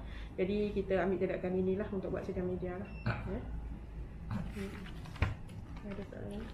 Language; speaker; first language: Malay; native; Malay